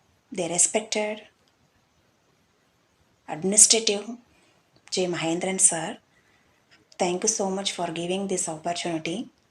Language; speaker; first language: English; non-native, local second language; Tamil